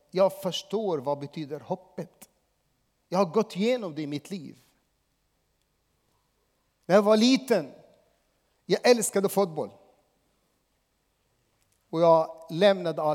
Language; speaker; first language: Swedish; non-native, fluent; Arabic